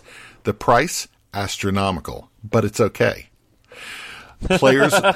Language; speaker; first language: English; native; English